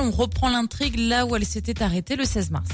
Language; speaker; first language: French; native; French